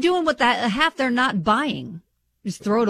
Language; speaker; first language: English; native; English